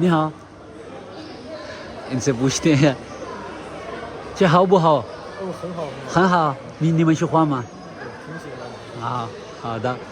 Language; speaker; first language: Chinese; non-native, learner; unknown